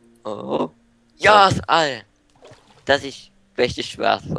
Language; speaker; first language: German; native; German